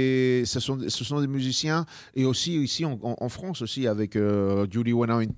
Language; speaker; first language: French; non-native, fluent; Spanish